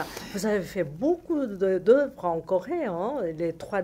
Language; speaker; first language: French; non-native, learner; Korean